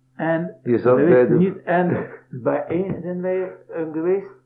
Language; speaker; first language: Dutch; non-native, fluent; Polish